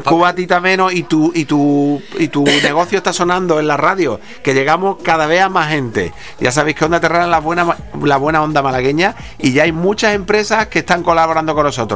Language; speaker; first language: Spanish; native; Spanish